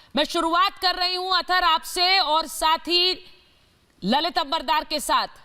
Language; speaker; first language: Hindi; native; Hindi